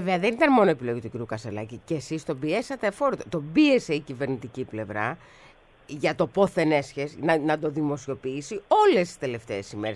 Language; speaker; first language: Greek; native; Greek